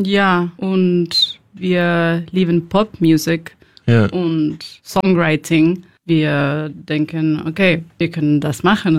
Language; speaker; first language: German; non-native, learner; Spanish